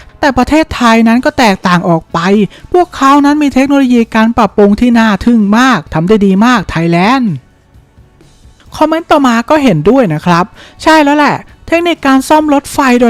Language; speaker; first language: Thai; native; Thai